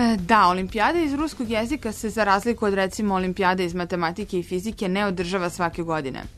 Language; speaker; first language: Serbian; native; Serbian